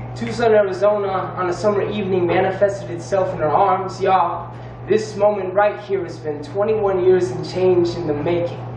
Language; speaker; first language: English; native; English